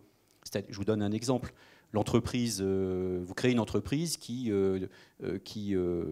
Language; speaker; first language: French; native; French